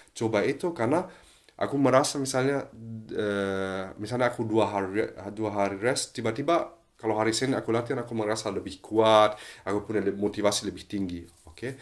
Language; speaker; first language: Indonesian; non-native, fluent; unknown